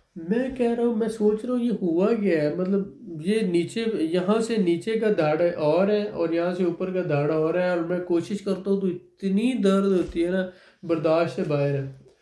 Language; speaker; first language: Urdu; non-native, local second language; Punjabi